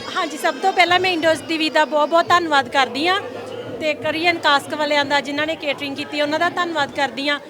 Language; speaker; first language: Punjabi; native; Punjabi